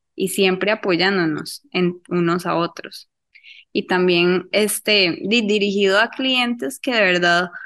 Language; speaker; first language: Spanish; native; Spanish